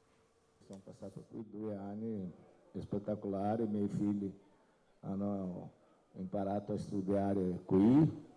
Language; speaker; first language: Italian; non-native, fluent; Portuguese